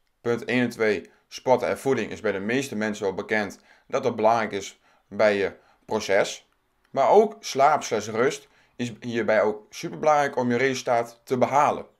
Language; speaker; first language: Dutch; native; Dutch